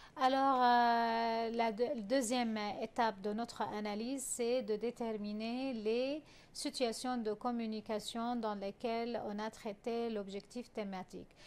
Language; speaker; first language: French; non-native, fluent; Arabic